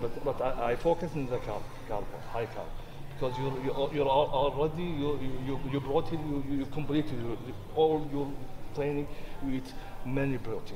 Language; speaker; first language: English; non-native, learner; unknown